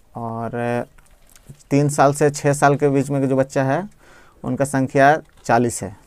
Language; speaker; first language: Hindi; native; Hindi